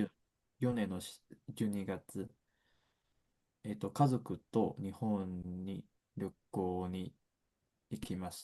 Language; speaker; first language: Japanese; non-native, fluent; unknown